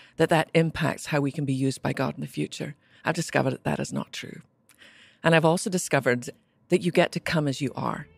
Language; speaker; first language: English; native; English